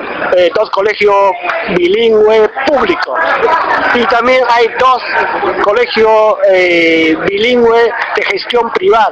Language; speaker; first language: Spanish; non-native, fluent; Chinese